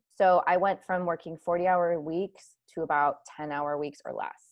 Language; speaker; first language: English; native; English